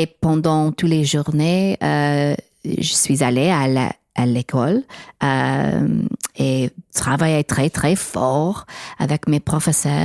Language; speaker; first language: French; non-native, learner; English